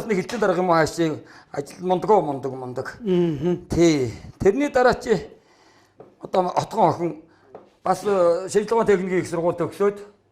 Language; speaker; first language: Mongolian; native; Mongolian